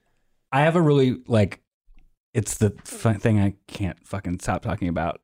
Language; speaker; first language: English; native; English